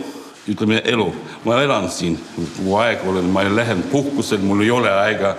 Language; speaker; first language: Estonian; non-native, local second language; Russian